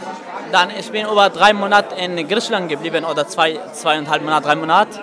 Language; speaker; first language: German; non-native, learner; Arabic